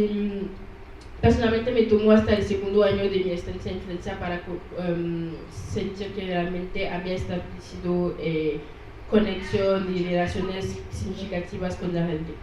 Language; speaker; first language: Spanish; non-native, learner; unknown